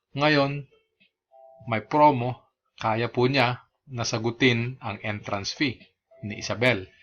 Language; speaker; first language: Filipino; non-native, local second language; Iloko